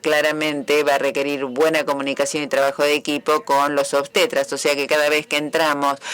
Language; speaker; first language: Spanish; native; Spanish